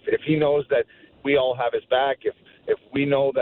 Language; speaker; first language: English; native; English